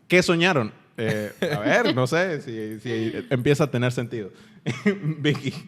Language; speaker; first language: Spanish; native; Spanish